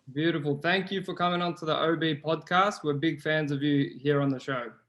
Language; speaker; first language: English; native; English